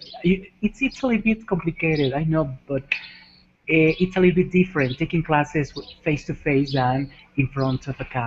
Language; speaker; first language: English; non-native, fluent; Spanish